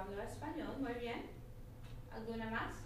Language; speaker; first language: Spanish; non-native, learner; English